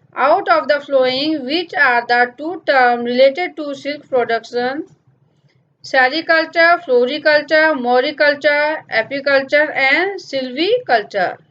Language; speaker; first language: Hindi; native; Hindi